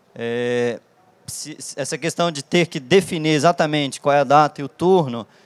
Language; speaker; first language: Portuguese; native; Portuguese